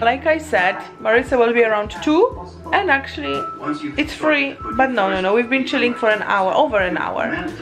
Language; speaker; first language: English; non-native, fluent; Polish